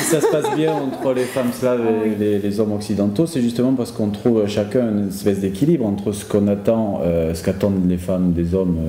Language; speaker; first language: French; native; French